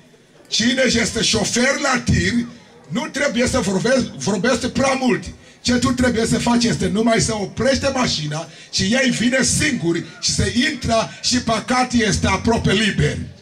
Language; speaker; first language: Romanian; non-native, learner; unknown